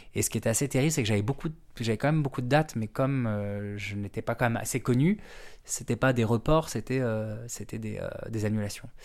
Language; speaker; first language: French; native; French